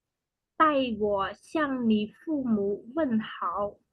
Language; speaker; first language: Chinese; non-native, fluent; Khmer